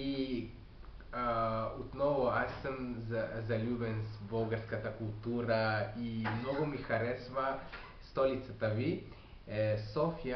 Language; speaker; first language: Bulgarian; non-native, learner; French